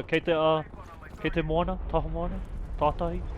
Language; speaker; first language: Māori; non-native, local second language; English